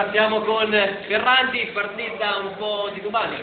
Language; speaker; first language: Italian; native; Italian